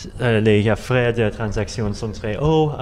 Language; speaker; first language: French; non-native, learner; Russian